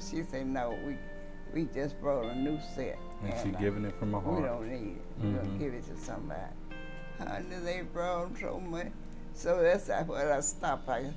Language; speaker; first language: English; native; English